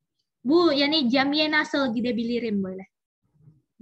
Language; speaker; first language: Turkish; non-native, learner; Indonesian